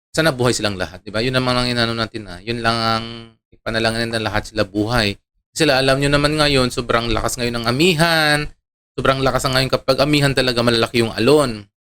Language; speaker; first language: Filipino; non-native, local second language; Iloko